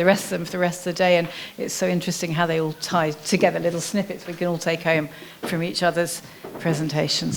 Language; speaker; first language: English; native; English